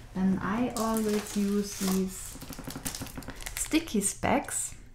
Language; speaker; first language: English; non-native, fluent; German